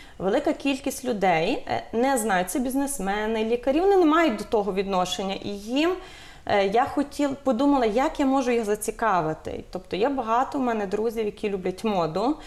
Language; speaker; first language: Ukrainian; native; Ukrainian